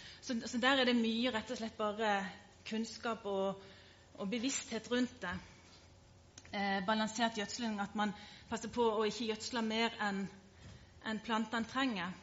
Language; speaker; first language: Norwegian; native; Norwegian